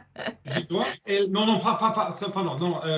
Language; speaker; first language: French; non-native, learner; English